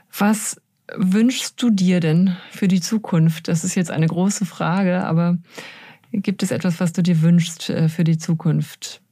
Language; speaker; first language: German; native; German